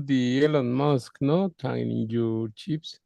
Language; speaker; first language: English; non-native, learner; Spanish